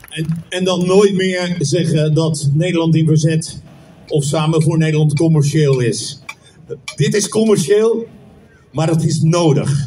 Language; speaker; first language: Dutch; native; Dutch